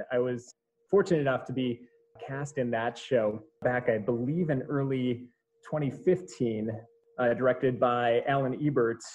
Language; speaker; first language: English; native; English